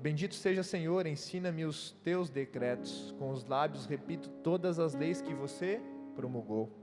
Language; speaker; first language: Portuguese; native; Portuguese